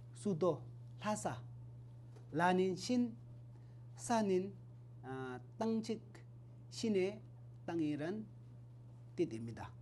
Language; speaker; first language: Korean; non-native, learner; Tibetan